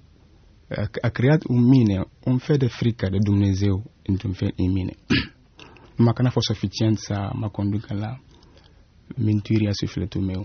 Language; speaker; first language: Romanian; non-native, fluent; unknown